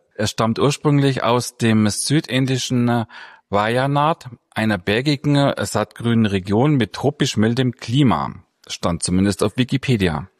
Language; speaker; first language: German; native; German